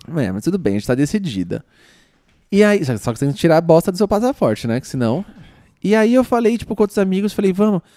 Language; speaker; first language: Portuguese; native; Portuguese